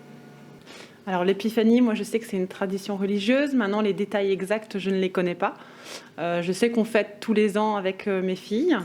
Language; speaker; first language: French; native; French